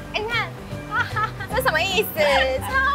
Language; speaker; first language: Chinese; native; Chinese